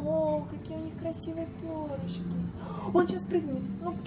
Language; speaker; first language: Russian; native; Russian